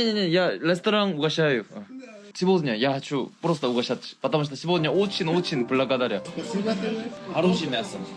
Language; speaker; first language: Russian; non-native, learner; Korean